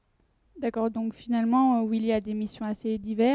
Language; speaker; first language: French; native; French